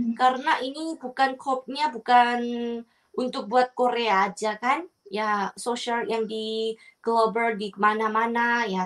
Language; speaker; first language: Indonesian; non-native, fluent; Korean